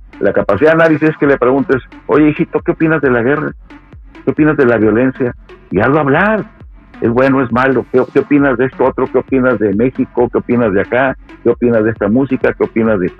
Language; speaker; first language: Spanish; native; Spanish